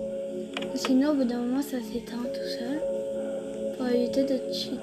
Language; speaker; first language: French; native; French